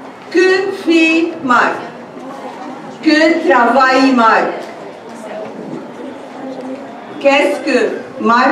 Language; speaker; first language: French; non-native, fluent; Arabic